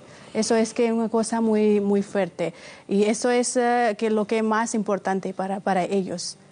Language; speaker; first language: Spanish; non-native, fluent; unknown